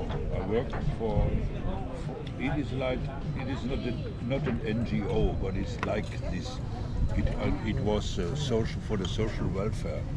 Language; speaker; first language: English; non-native, learner; German